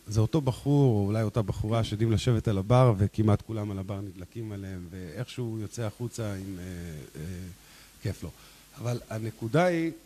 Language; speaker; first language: Hebrew; native; Hebrew